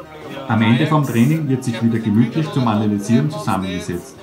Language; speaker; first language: German; native; German